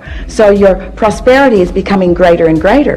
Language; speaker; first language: English; native; English